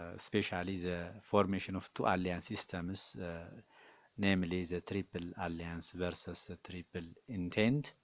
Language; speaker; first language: English; non-native, local second language; Amharic